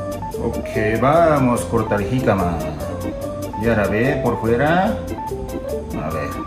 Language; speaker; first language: Spanish; non-native, learner; Japanese